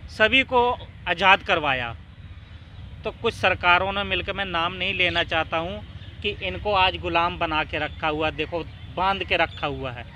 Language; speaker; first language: Hindi; non-native, local second language; Punjabi